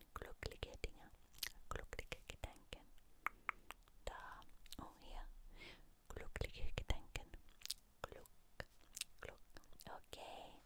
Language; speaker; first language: German; non-native, learner; English